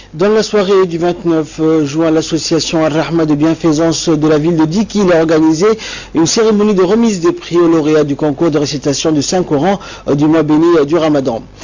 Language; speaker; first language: French; non-native, local second language; Somali